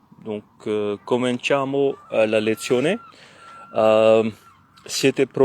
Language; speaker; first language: Italian; non-native, learner; French